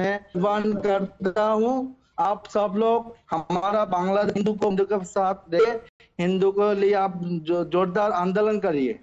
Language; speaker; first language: Hindi; non-native, learner; Bangla